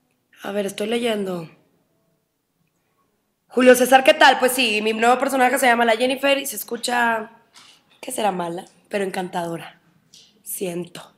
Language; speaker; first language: Spanish; native; Spanish